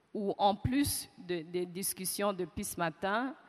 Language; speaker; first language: French; non-native, local second language; Kinyarwanda